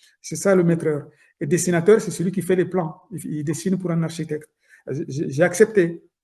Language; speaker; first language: French; non-native, local second language; Soninke